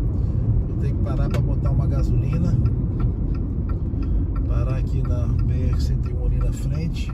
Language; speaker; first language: Portuguese; native; Portuguese